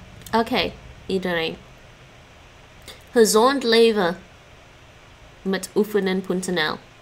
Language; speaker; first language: Dutch; non-native, learner; English